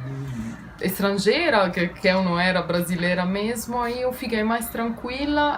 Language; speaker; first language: Portuguese; non-native, fluent; Italian